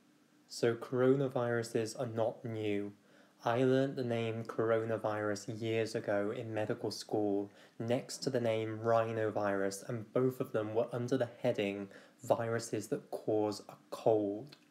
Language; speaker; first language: English; native; English